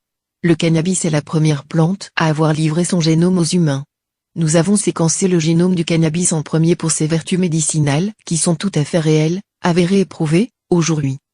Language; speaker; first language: French; native; French